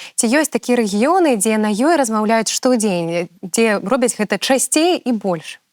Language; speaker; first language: Belarusian; native; Belarusian